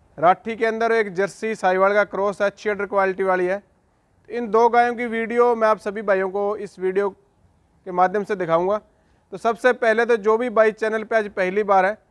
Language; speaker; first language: Hindi; native; Hindi